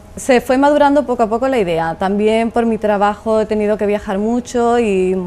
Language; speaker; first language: Spanish; native; Spanish